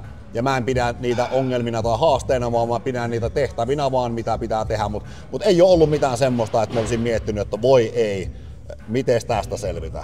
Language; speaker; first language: Finnish; native; Finnish